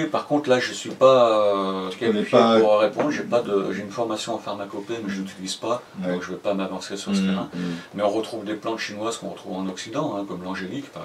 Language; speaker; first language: French; native; French